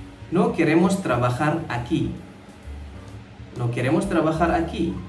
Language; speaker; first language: Spanish; non-native, fluent; Indonesian